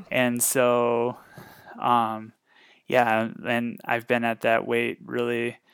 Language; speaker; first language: English; native; English